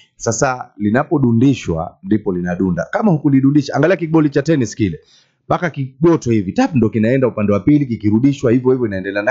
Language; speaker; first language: Swahili; native; Swahili